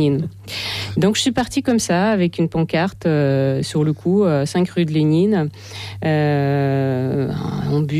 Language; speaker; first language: French; non-native, fluent; Russian